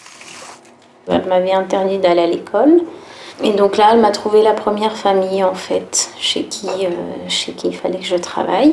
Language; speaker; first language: French; early bilingual, other home language; Tachelhit